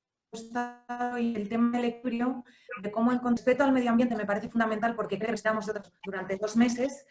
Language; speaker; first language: Spanish; native; Spanish